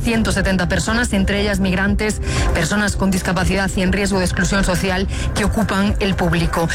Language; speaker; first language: Spanish; native; Spanish